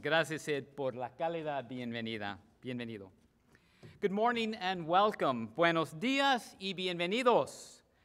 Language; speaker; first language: Spanish; non-native, fluent; English